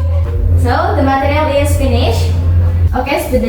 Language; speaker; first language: English; non-native, learner; Indonesian